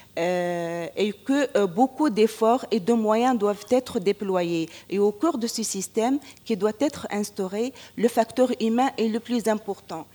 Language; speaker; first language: French; non-native, local second language; Arabic